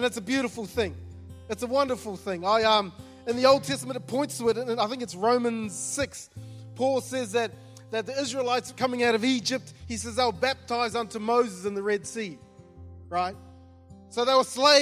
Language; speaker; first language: English; native; English